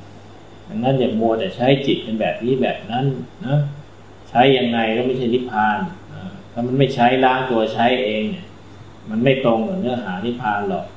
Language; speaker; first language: Thai; native; Thai